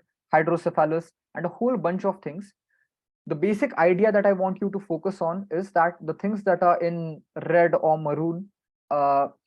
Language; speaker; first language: English; non-native, local second language; Marathi